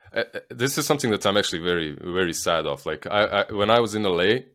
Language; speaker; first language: English; non-native, fluent; Bosnian